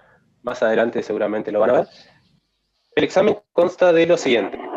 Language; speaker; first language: Spanish; native; Spanish